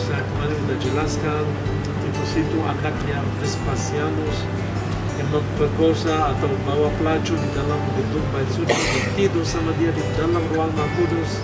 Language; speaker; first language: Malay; non-native, fluent; Hebrew